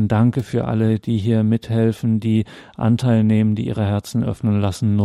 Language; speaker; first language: German; native; German